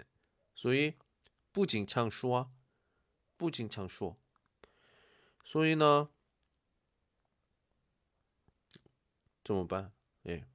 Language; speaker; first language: Chinese; non-native, learner; Korean